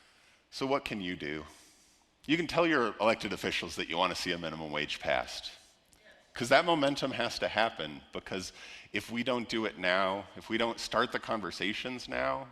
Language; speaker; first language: English; native; English